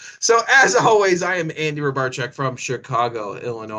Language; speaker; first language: English; native; English